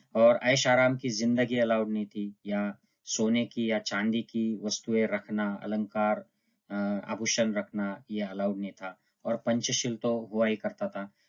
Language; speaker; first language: Hindi; non-native, local second language; Marathi